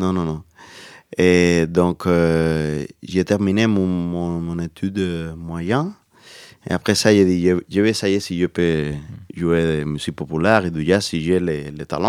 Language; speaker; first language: French; non-native, learner; Spanish